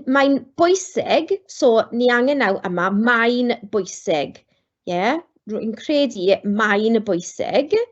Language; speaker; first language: Welsh; non-native, local second language; English